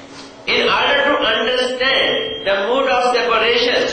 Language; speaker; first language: English; non-native, local second language; Hindi